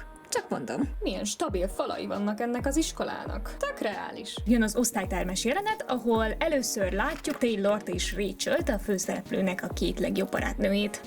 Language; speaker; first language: Hungarian; native; Hungarian